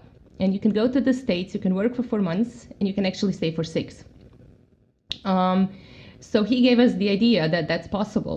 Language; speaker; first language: English; non-native, fluent; Croatian